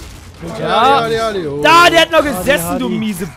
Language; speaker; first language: German; native; German